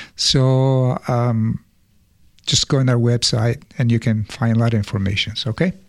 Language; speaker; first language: English; non-native, fluent; Italian